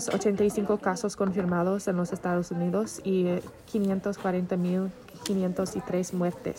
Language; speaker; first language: Spanish; non-native, learner; English